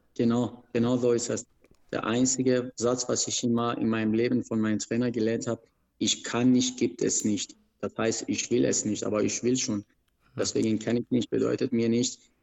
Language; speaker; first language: German; non-native, fluent; Persian